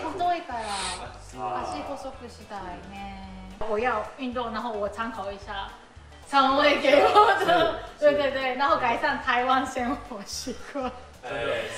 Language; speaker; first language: Chinese; non-native, learner; Japanese